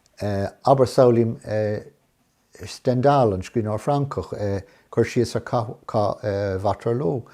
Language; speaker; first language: Irish; non-native, local second language; English